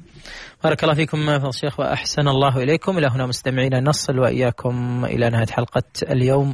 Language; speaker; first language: Arabic; native; Arabic